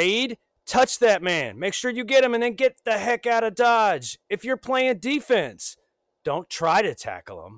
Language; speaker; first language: English; native; English